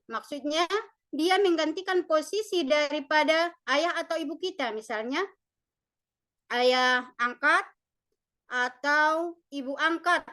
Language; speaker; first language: Indonesian; native; Indonesian